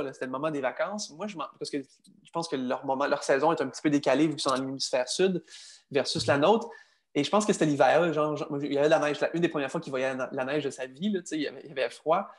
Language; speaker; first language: French; native; French